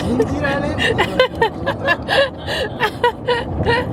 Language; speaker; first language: Japanese; native; Japanese